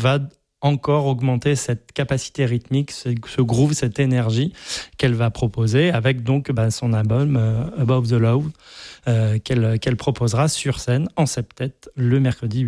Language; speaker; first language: French; native; French